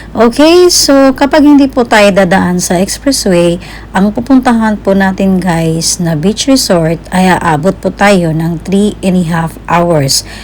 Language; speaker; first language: Filipino; native; Filipino